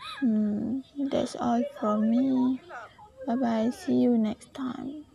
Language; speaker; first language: English; non-native, learner; Malay